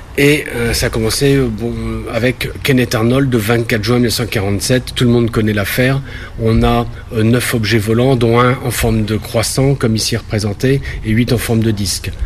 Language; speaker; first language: French; native; French